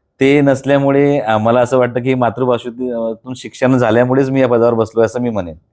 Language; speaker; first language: Marathi; non-native, local second language; Bhili